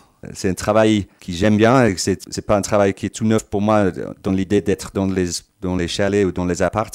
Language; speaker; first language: French; non-native, fluent; English